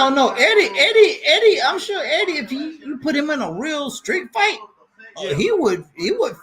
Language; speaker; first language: English; native; English